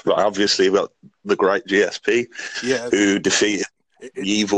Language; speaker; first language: English; native; English